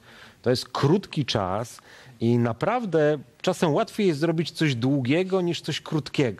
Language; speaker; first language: Polish; native; Polish